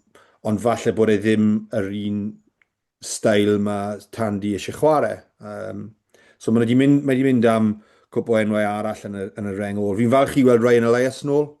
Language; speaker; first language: Welsh; native; Welsh